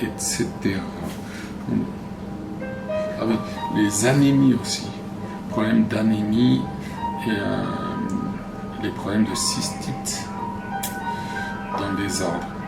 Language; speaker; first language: French; non-native, fluent; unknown